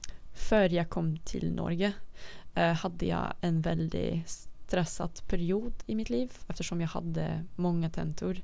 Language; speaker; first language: Swedish; non-native, fluent; Dutch